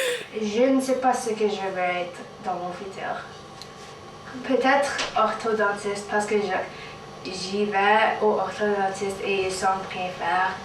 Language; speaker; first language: French; non-native, local second language; English